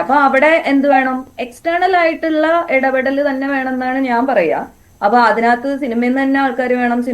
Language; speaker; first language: Malayalam; native; Malayalam